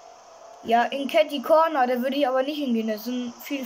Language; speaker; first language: German; native; German